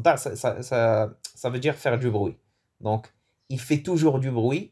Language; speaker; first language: French; non-native, local second language; Arabic